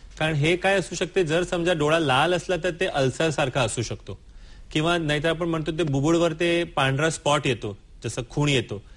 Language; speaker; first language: Marathi; non-native, local second language; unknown